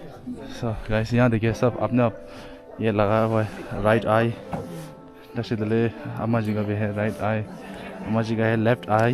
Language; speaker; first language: Hindi; non-native, fluent; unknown